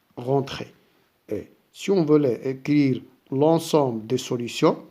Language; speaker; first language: French; non-native, local second language; Arabic